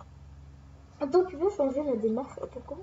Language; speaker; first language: French; native; French